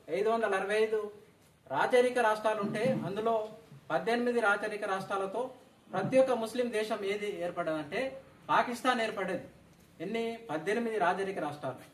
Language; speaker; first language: Telugu; non-native, local second language; Gondi